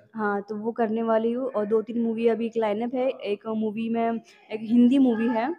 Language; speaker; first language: Hindi; non-native, local second language; Marathi